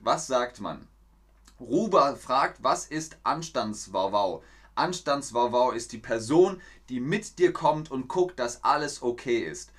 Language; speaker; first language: German; native; German